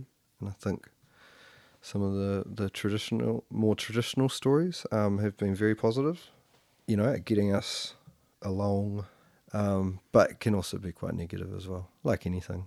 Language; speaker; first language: English; native; English